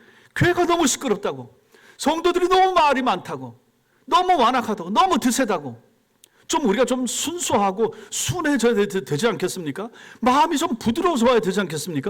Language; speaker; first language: Korean; native; Korean